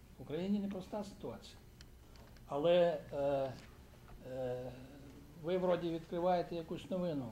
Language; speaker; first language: Ukrainian; native; Ukrainian